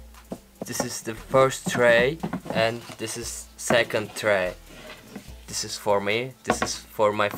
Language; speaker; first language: English; non-native, learner; Turkish